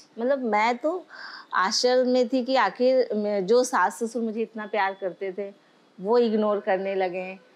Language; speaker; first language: Hindi; native; Hindi